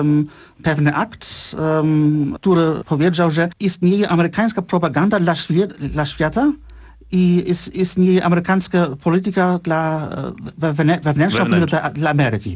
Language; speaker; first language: Polish; non-native, fluent; German